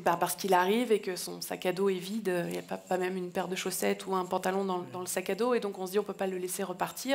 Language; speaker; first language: French; native; French